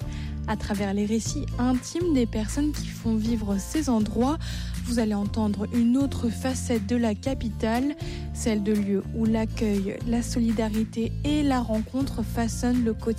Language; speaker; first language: French; native; French